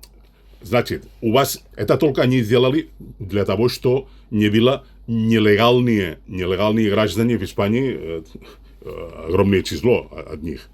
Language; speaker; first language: Russian; non-native, fluent; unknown